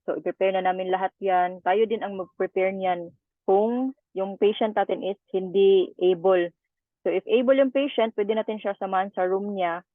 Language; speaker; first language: Filipino; native; Filipino